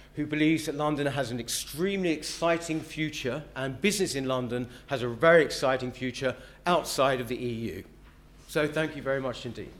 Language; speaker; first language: English; native; English